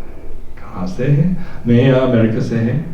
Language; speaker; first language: Hindi; non-native, learner; English